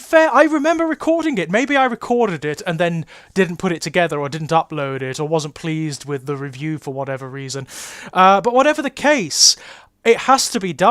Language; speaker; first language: English; native; English